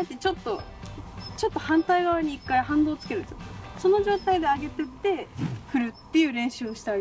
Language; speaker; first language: Japanese; native; Japanese